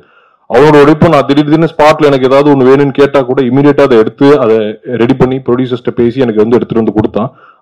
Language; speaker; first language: Tamil; native; Tamil